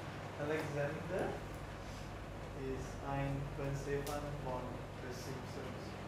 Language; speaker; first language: German; non-native, learner; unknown